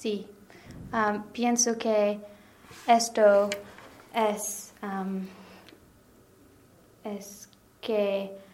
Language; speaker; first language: Spanish; non-native, learner; English